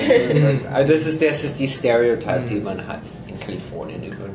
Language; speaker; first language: German; non-native, fluent; English